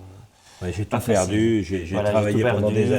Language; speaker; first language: French; native; French